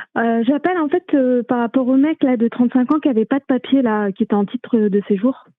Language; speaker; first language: French; early bilingual, other home language; Arabic